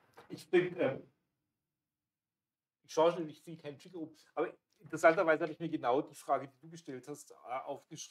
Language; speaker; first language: German; native; German